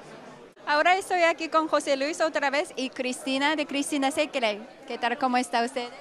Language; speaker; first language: Spanish; non-native, learner; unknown